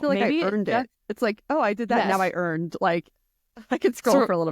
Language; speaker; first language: English; native; English